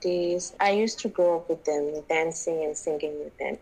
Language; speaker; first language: English; non-native, local second language; Manipuri